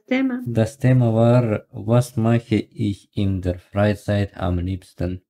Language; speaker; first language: German; non-native, learner; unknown